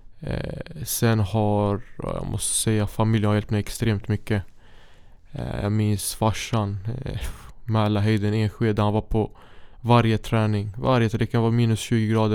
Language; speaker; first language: Swedish; early bilingual, other home language; Syriac